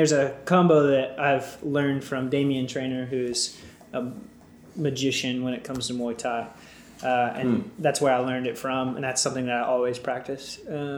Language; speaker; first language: English; native; English